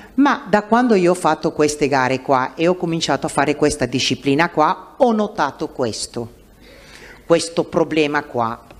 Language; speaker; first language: Italian; non-native, fluent; English